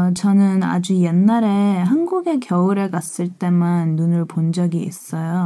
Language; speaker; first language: Korean; early bilingual, heritage; Korean